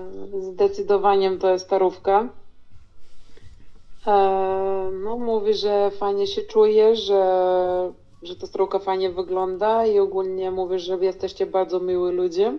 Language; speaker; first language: Polish; non-native, fluent; Serbian